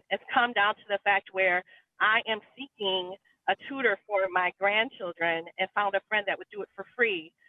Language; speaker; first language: English; native; English